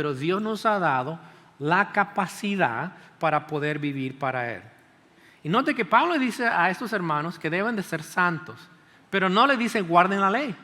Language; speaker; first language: Spanish; native; Spanish